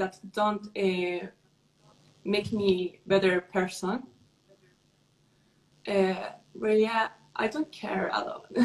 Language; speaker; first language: English; non-native, learner; Spanish